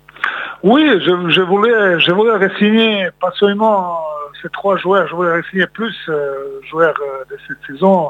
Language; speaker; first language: French; non-native, fluent; Serbian